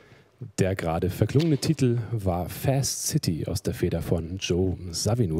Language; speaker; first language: German; native; German